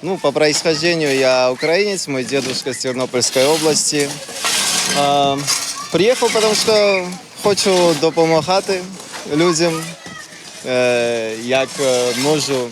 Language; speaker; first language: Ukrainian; non-native, learner; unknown